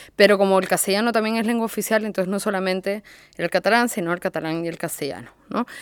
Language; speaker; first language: Spanish; native; Spanish